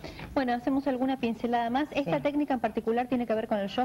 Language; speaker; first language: Spanish; native; Spanish